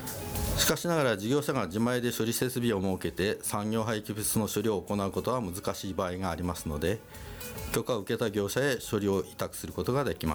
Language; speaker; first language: Japanese; native; Japanese